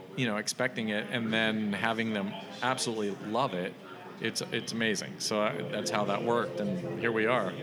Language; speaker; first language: English; native; English